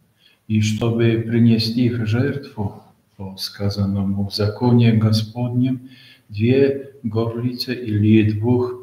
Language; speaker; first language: Russian; non-native, fluent; Polish